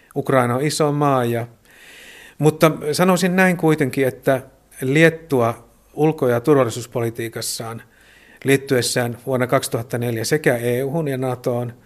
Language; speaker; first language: Finnish; native; Finnish